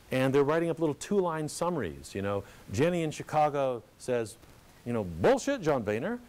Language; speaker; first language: English; native; English